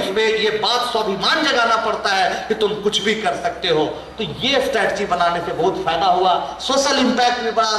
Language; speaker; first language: Hindi; native; Hindi